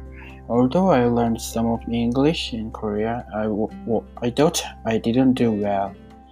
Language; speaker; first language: English; non-native, learner; Korean